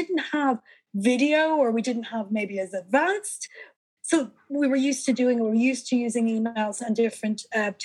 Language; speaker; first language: English; native; English